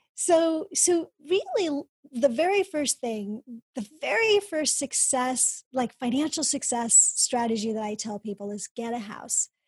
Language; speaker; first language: English; early bilingual, other home language; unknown